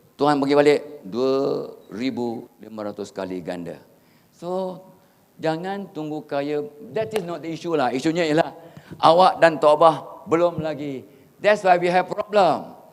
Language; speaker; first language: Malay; native; Malay